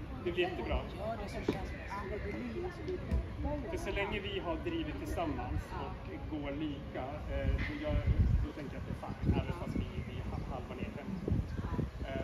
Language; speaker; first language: Swedish; native; Swedish